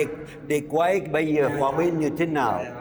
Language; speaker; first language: Vietnamese; non-native, fluent; French